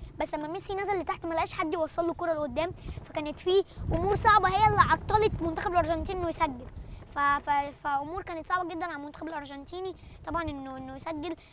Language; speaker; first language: Arabic; native; Arabic